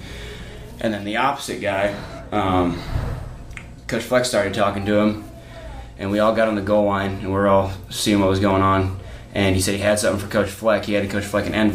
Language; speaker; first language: English; native; English